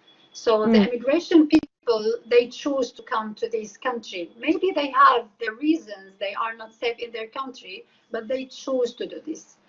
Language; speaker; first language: English; non-native, fluent; Arabic